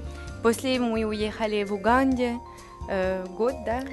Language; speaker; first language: Russian; non-native, learner; French